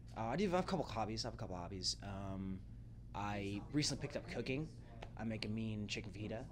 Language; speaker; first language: English; native; English